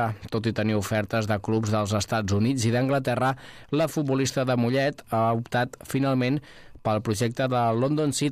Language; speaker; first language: Catalan; native; Catalan